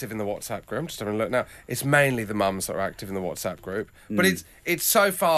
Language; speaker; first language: English; native; English